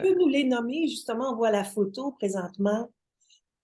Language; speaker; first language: French; native; French